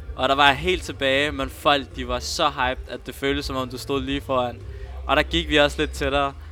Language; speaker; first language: Danish; early bilingual, other home language; Spanish